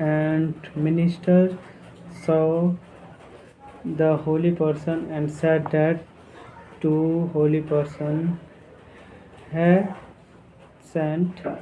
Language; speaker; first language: English; non-native, learner; Hindi